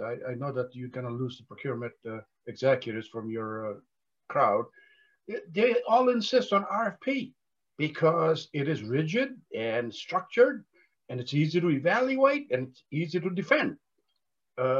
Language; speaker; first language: English; non-native, local second language; Gujarati